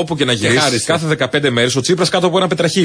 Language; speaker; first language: Greek; native; Greek